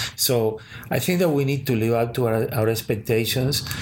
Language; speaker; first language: English; early bilingual, other home language; Spanish